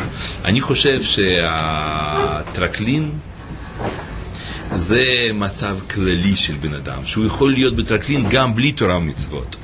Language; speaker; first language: Hebrew; native; Hebrew